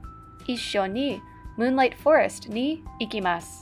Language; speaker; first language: Japanese; non-native, learner; English